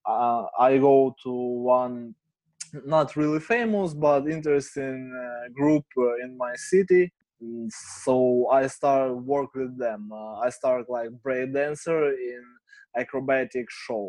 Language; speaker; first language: English; non-native, learner; Ukrainian